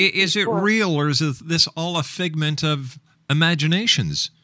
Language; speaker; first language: English; native; English